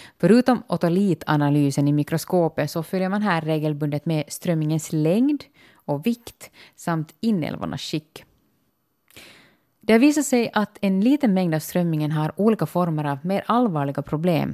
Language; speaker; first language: Swedish; native; Swedish